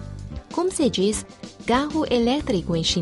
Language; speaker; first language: Portuguese; non-native, fluent; Chinese